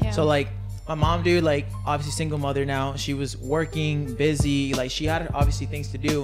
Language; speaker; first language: English; early bilingual, other home language; Spanish